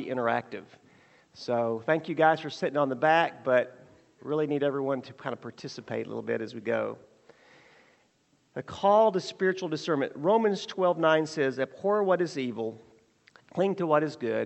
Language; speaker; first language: English; native; English